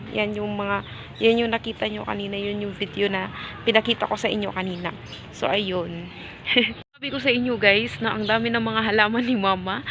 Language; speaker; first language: Filipino; non-native, local second language; Cebuano